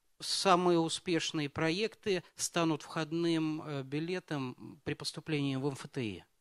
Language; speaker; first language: Russian; native; Russian